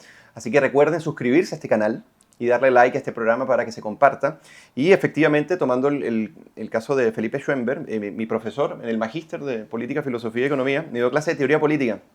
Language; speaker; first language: Spanish; native; Spanish